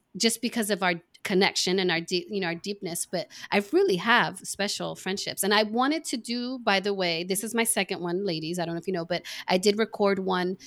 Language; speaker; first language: English; native; English